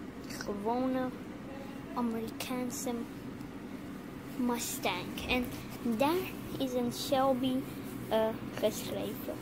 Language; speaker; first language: Dutch; non-native, learner; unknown